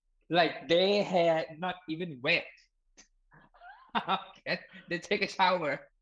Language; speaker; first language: English; non-native, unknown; Thai